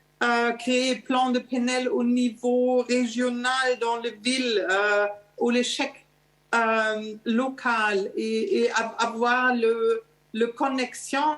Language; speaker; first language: French; non-native, fluent; German